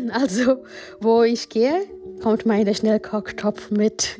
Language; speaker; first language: German; non-native, learner; Gujarati